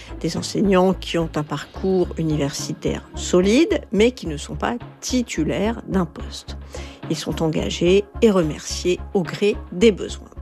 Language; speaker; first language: French; native; French